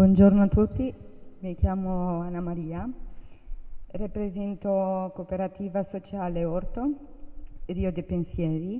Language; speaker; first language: Italian; non-native, learner; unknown